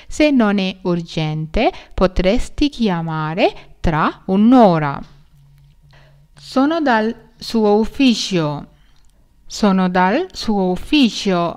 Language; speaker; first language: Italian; non-native, learner; Sinhala